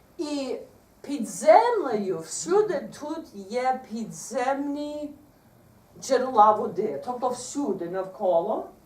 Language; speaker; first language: Ukrainian; early bilingual, heritage; Ukrainian